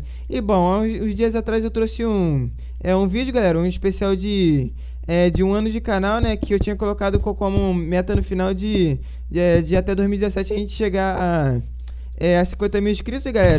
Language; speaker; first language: Portuguese; native; Portuguese